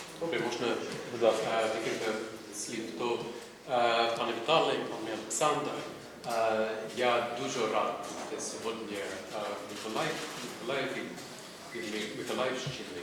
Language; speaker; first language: Ukrainian; non-native, fluent; English